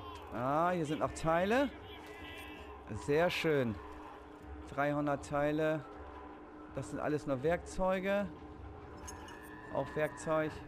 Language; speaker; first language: German; native; German